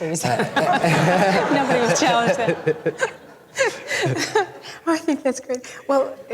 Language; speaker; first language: English; native; English